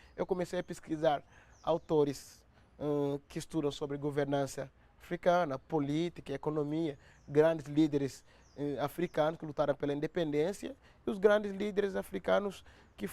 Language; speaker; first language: Portuguese; non-native, local second language; Upper Guinea Crioulo